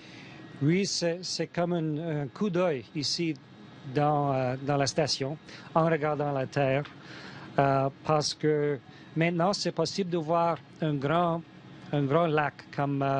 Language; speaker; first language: French; non-native, fluent; English